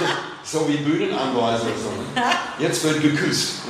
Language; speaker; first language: German; non-native, fluent; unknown